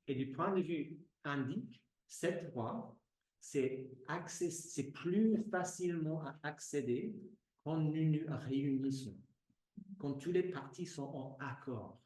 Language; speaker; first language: French; non-native, fluent; English